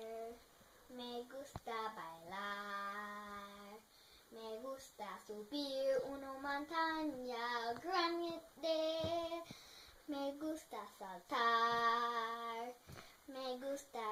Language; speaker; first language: Spanish; non-native, learner; English